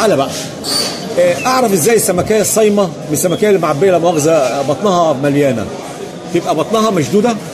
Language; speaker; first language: Arabic; native; Arabic